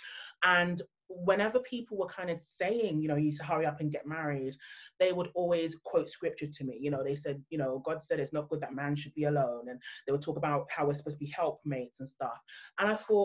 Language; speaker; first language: English; native; English